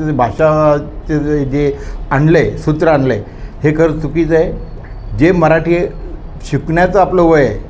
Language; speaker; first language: Marathi; native; Marathi